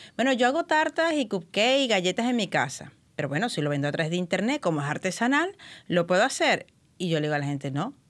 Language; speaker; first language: Spanish; native; Spanish